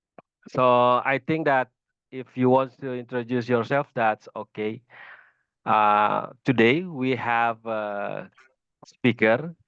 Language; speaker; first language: English; non-native, fluent; Indonesian